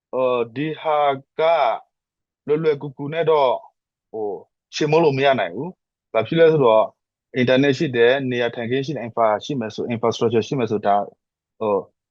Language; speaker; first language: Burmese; non-native, local second language; S'gaw Karen